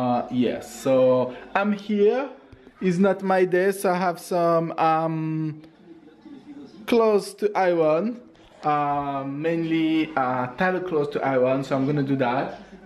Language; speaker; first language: English; non-native, fluent; French